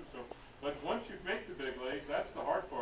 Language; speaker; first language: English; native; English